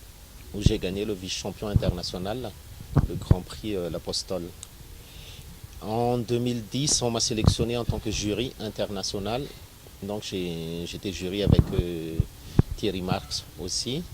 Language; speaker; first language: French; non-native, local second language; Malagasy